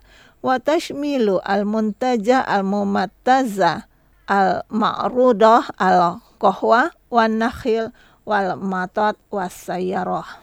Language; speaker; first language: Arabic; non-native, fluent; Indonesian